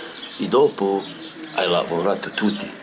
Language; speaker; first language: Italian; non-native, learner; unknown